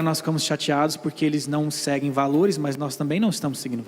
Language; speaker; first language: Portuguese; native; Portuguese